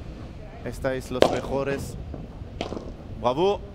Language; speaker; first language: Spanish; non-native, learner; French